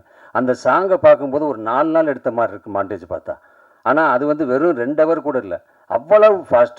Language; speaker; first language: Tamil; native; Tamil